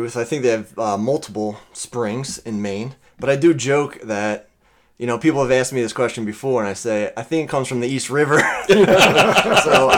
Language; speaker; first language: English; native; English